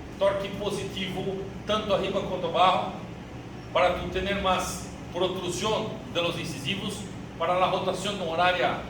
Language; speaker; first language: Spanish; non-native, learner; Portuguese